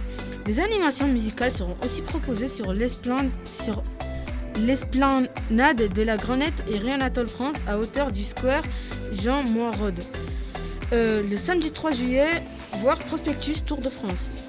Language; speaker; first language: French; native; French